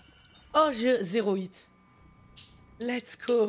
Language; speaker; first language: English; non-native, learner; French